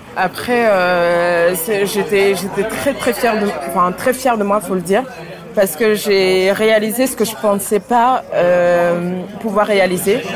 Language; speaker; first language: French; early bilingual, other home language; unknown